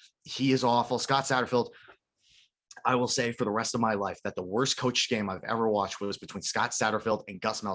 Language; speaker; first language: English; native; English